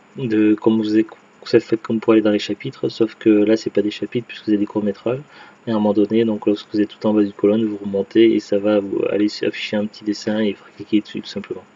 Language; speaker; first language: French; native; French